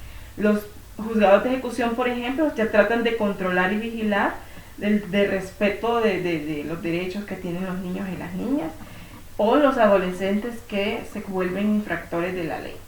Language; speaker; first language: Spanish; native; Spanish